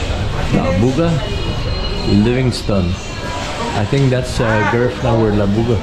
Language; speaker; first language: English; native; English